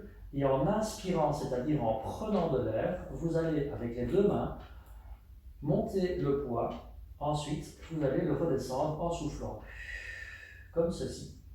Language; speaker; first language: French; native; French